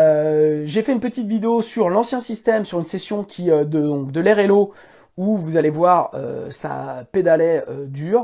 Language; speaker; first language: French; native; French